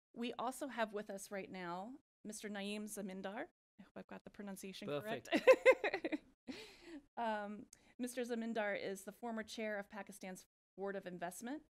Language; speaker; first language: English; native; English